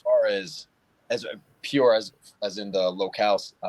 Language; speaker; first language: English; native; English